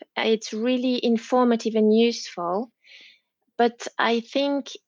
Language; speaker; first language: English; non-native, fluent; French